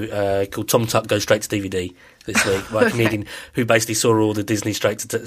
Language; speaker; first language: English; native; English